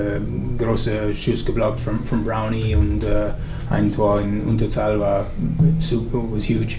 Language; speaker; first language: German; non-native, learner; English